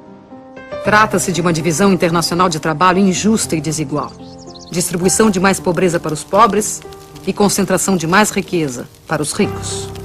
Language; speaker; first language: Portuguese; native; Portuguese